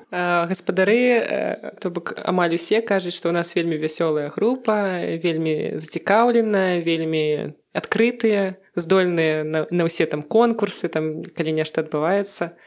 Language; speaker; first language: Belarusian; non-native, local second language; Russian